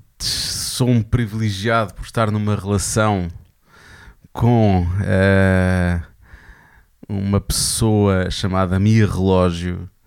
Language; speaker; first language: Portuguese; native; Portuguese